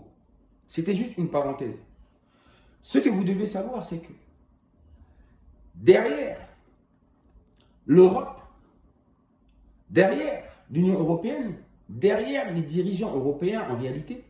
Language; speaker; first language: French; non-native, local second language; Kongo